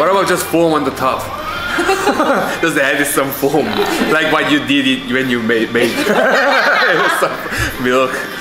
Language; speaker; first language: English; non-native, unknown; Korean